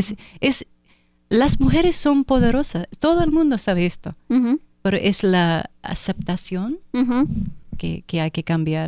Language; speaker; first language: Spanish; non-native, fluent; English